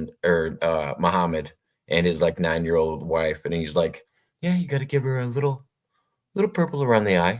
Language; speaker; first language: English; native; English